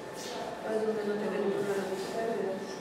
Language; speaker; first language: Spanish; native; Spanish